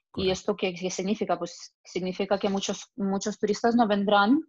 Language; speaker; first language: Spanish; non-native, fluent; Russian